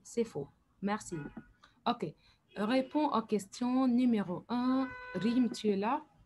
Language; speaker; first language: French; non-native, fluent; Arabic